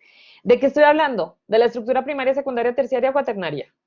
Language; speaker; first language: Spanish; native; Spanish